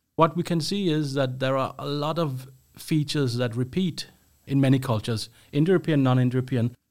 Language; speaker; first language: English; non-native, fluent; Danish